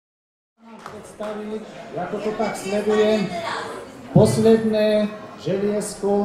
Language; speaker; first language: Slovak; native; Slovak